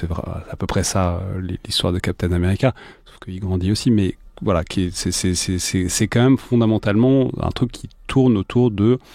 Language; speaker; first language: French; native; French